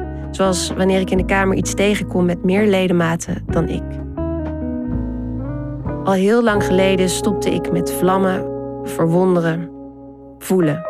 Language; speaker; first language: Dutch; native; Dutch